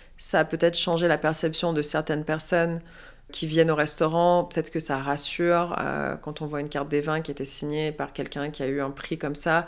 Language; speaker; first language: French; native; French